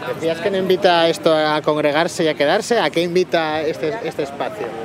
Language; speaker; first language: Spanish; native; Spanish